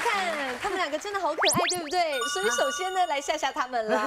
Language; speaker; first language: Chinese; native; Chinese